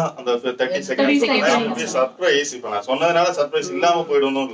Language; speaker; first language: Tamil; native; Tamil